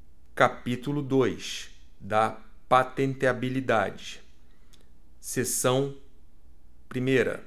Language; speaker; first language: Portuguese; native; Portuguese